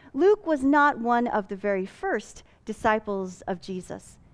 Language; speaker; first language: English; native; English